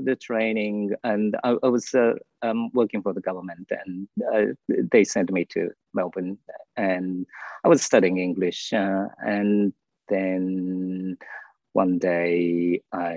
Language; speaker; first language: English; non-native, fluent; Japanese